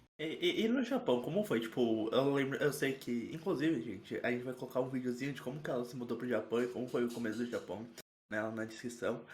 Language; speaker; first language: Portuguese; native; Portuguese